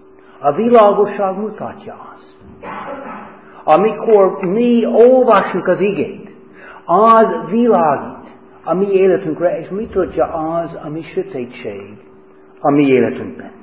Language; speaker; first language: Hungarian; non-native, fluent; English